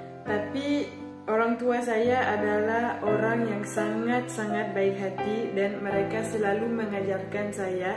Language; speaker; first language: Indonesian; non-native, fluent; French